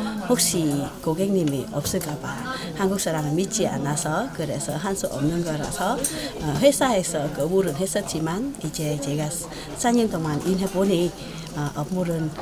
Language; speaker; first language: Korean; non-native, fluent; Vietnamese